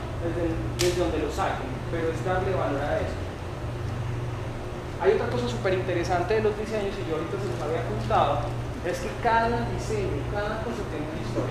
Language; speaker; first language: Spanish; native; Spanish